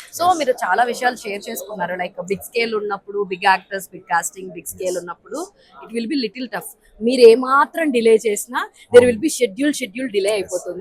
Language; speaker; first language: Telugu; native; Telugu